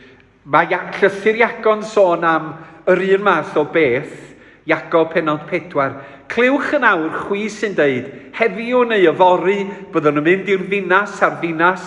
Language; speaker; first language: Welsh; native; Welsh